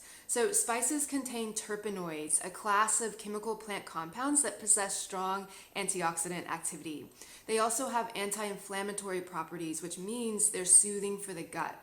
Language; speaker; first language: English; native; English